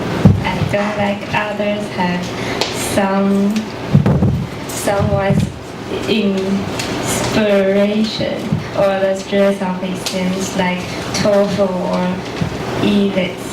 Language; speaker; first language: English; non-native, learner; Chinese